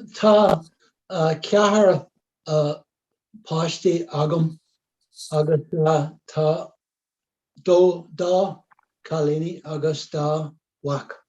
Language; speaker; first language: Irish; non-native, local second language; English